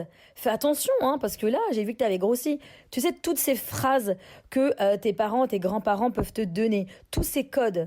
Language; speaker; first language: French; native; French